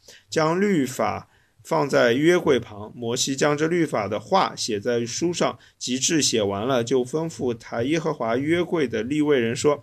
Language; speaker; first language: Chinese; native; Chinese